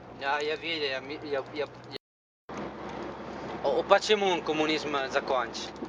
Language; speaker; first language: Russian; non-native, learner; Italian